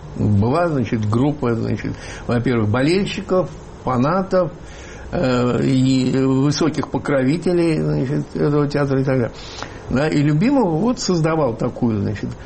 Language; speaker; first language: Russian; native; Russian